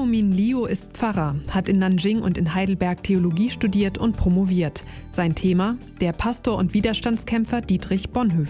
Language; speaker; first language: German; native; German